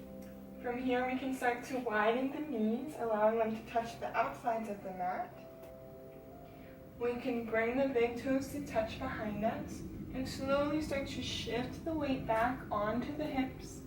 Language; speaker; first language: English; native; English